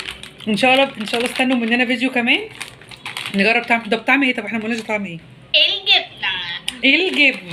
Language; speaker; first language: Arabic; native; Arabic